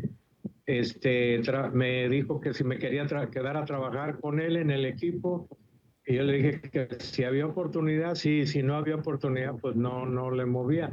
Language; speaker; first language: Spanish; native; Spanish